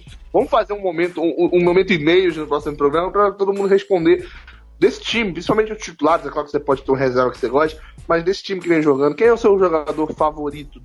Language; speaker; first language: Portuguese; native; Portuguese